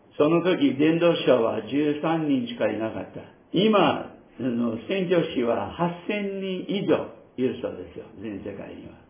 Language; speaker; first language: Japanese; non-native, fluent; English